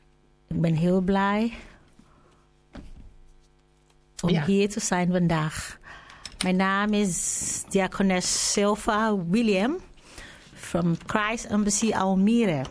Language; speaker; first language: Dutch; non-native, learner; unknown